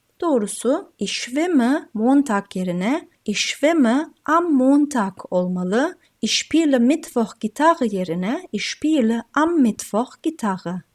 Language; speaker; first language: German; non-native, fluent; Turkish